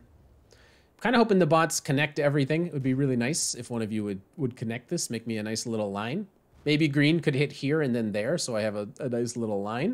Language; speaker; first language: English; native; English